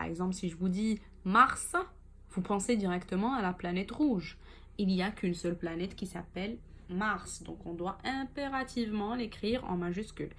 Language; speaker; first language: French; non-native, local second language; Arabic